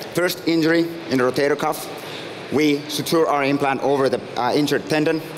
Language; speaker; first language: English; non-native, fluent; Finnish